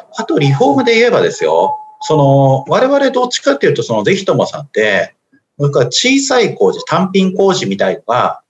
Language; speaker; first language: Japanese; native; Japanese